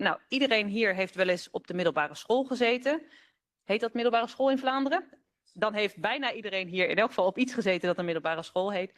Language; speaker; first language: Dutch; native; Dutch